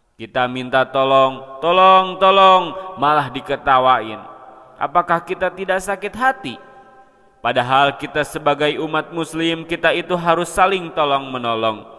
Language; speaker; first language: Indonesian; non-native, local second language; Sundanese